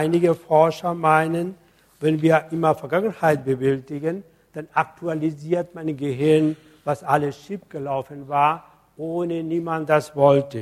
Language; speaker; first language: German; non-native, fluent; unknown